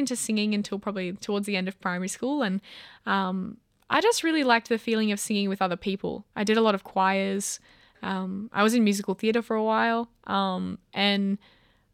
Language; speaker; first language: English; native; English